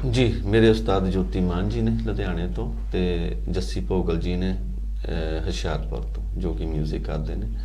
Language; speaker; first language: Punjabi; early bilingual, heritage; Punjabi